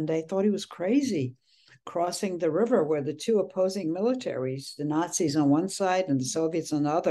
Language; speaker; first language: English; early bilingual, other home language; Polish